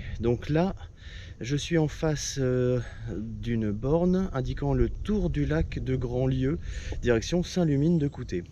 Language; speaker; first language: French; native; French